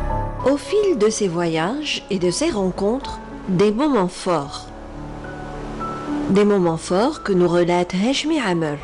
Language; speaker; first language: French; non-native, local second language; Arabic